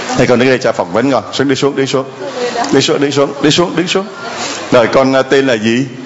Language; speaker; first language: Vietnamese; native; Vietnamese